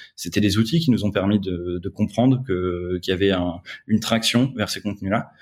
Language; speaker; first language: French; native; French